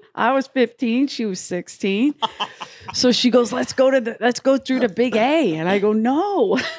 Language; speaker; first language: English; native; English